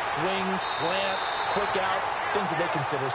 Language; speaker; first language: English; native; English